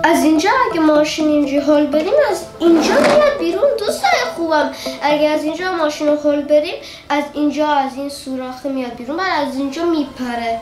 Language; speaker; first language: Persian; early bilingual, heritage; Persian